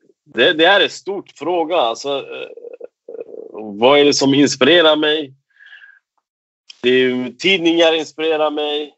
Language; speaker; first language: Swedish; non-native, fluent; Persian